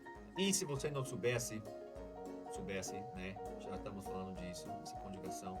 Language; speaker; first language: Portuguese; non-native, learner; English